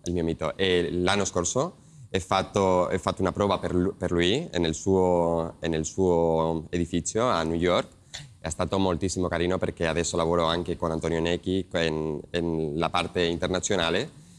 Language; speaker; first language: Italian; non-native, learner; Spanish